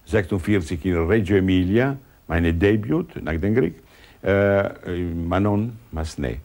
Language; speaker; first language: German; non-native, learner; Italian